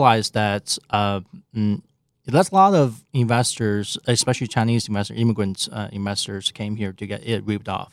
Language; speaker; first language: English; non-native, fluent; Chinese